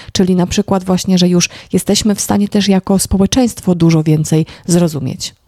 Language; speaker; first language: Polish; native; Polish